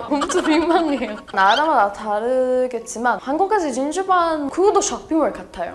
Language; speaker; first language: Korean; non-native, learner; English